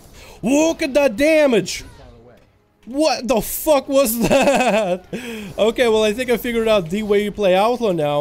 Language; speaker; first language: English; native; English